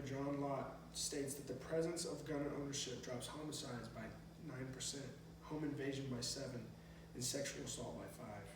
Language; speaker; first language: English; native; English